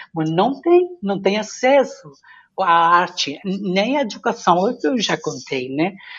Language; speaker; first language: Portuguese; non-native, fluent; Spanish